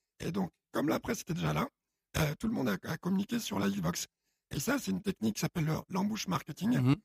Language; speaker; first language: French; early bilingual, other home language; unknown